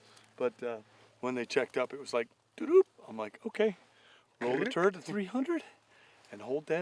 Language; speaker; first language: English; native; English